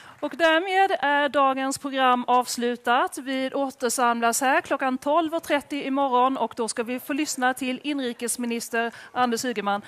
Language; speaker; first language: Swedish; native; Swedish